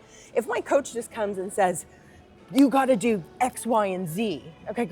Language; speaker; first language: English; native; English